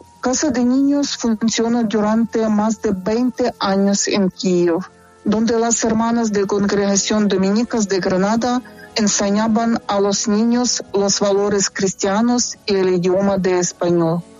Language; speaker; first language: Spanish; non-native, fluent; Ukrainian